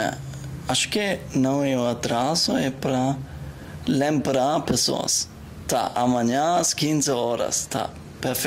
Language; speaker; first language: Portuguese; non-native, learner; German